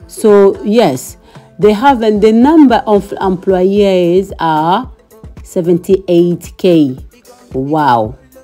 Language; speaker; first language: English; non-native, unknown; Lingala